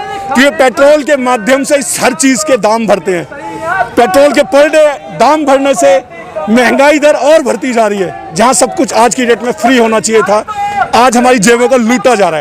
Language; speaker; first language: Hindi; native; Hindi